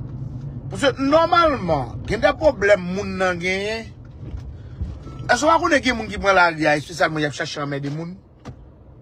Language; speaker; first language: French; non-native, local second language; Haitian Creole